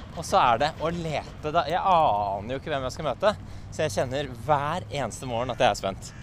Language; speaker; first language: Norwegian; native; Norwegian